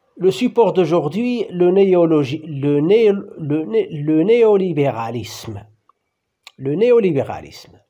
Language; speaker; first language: French; non-native, local second language; Arabic